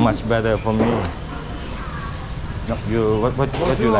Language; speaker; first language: English; non-native, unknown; Thai